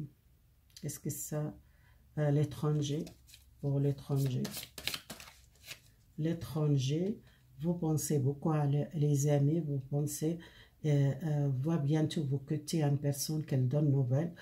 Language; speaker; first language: French; non-native, learner; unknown